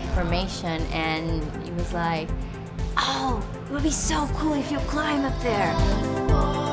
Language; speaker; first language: English; non-native, fluent; Portuguese